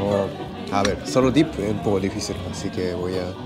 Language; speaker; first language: Spanish; non-native, learner; Japanese